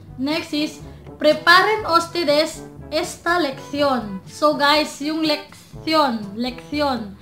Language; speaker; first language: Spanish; non-native, learner; Filipino